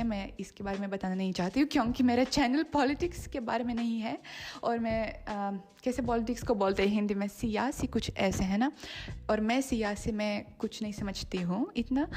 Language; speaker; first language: Hindi; non-native, fluent; Russian